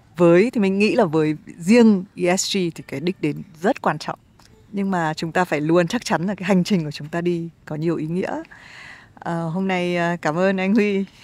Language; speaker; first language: Vietnamese; native; Vietnamese